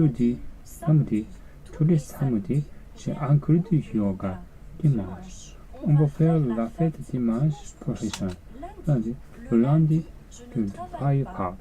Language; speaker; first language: French; non-native, learner; Japanese